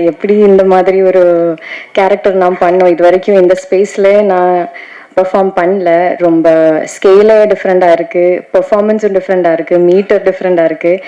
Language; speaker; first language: Tamil; non-native, learner; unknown